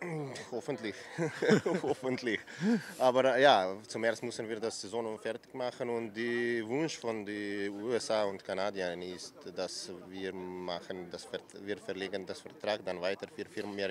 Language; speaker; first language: German; non-native, learner; Slovenian